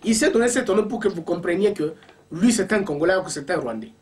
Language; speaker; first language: French; non-native, local second language; Swahili